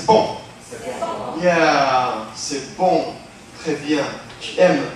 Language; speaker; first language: French; non-native, fluent; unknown